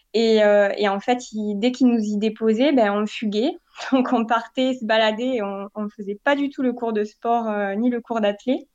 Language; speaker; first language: French; native; French